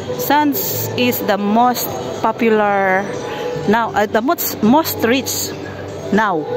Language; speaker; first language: English; non-native, learner; Filipino